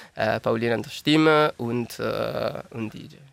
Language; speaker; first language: German; non-native, learner; Italian